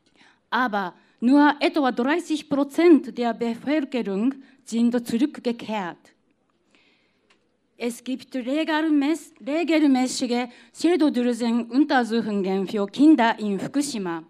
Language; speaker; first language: German; non-native, fluent; Japanese